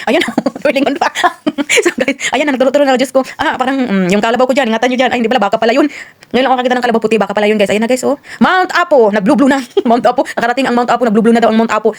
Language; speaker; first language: Filipino; non-native, local second language; Cebuano